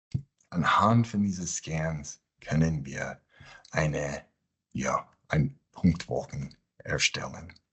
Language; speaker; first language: German; non-native, fluent; English